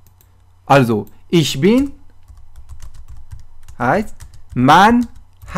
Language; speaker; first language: German; non-native, fluent; Persian